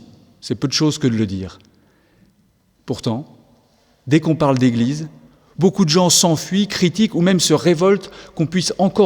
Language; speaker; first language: French; native; French